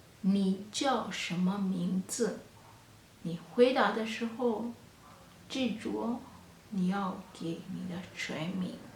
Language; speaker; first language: Chinese; non-native, fluent; Kalenjin